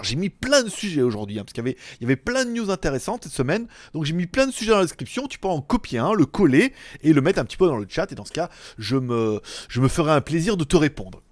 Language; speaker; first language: French; native; French